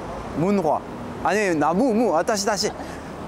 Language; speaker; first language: Korean; non-native, fluent; French